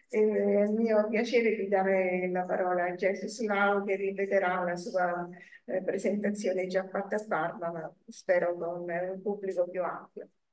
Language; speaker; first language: Italian; native; Italian